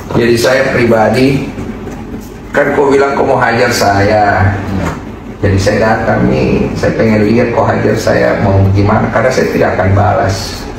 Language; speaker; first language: Indonesian; native; Indonesian